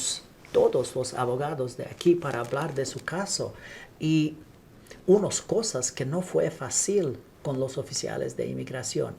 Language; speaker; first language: Spanish; non-native, learner; English